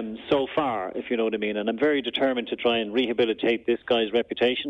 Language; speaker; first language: English; native; English